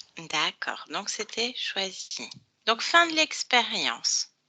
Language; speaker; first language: French; native; French